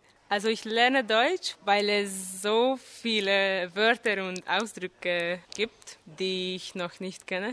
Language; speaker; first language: German; non-native, fluent; Hungarian